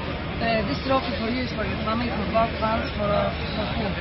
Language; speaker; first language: English; non-native, fluent; Greek